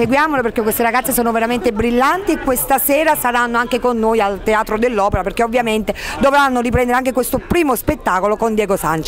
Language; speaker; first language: Italian; native; Italian